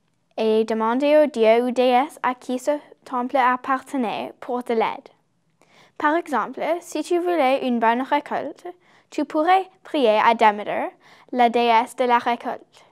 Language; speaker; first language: French; non-native, learner; English